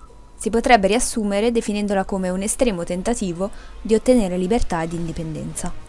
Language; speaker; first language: Italian; native; Italian